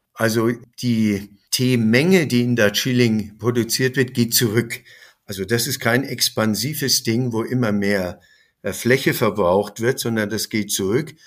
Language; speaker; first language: German; native; German